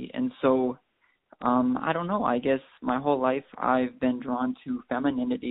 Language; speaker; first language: English; native; English